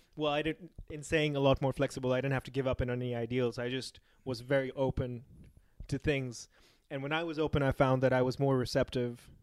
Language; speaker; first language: English; non-native, local second language; Urdu